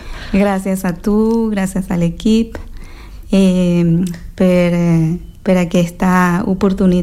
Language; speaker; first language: Catalan; non-native, local second language; Spanish